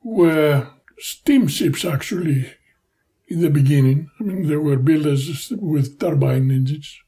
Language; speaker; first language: English; non-native, fluent; Greek